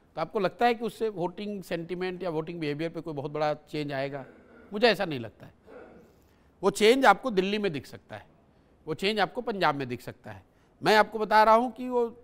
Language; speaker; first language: Hindi; native; Hindi